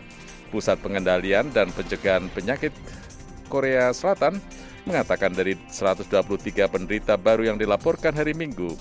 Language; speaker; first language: Indonesian; native; Indonesian